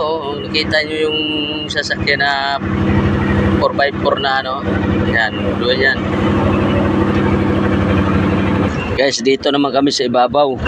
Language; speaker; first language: Filipino; non-native, local second language; Hiligaynon